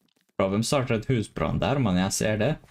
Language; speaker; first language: Norwegian; native; Norwegian